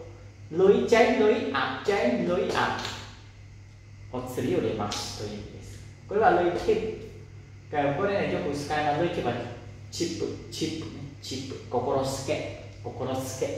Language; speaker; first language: Japanese; non-native, fluent; Lao